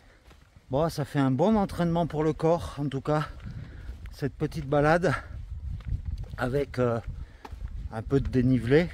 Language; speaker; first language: French; native; French